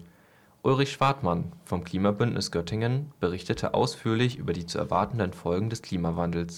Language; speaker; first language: German; native; German